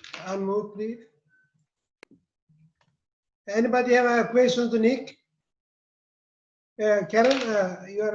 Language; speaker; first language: English; non-native, fluent; Turkish